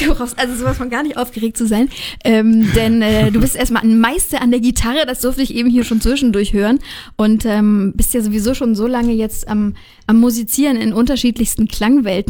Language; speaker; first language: German; native; German